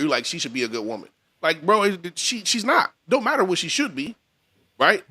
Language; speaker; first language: English; native; English